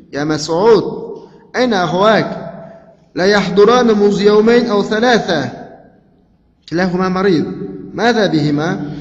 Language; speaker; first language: Arabic; non-native, fluent; Uzbek